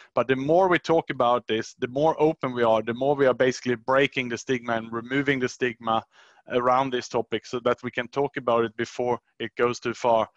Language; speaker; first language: English; non-native, fluent; Swedish